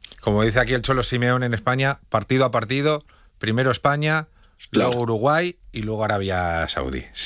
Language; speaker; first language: Spanish; native; Spanish